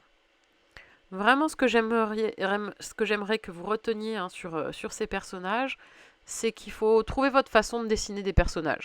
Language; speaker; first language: French; native; French